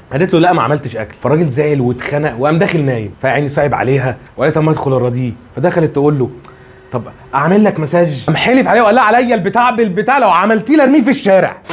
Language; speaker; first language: Arabic; native; Arabic